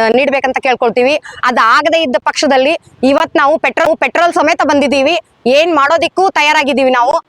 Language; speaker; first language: Kannada; native; Kannada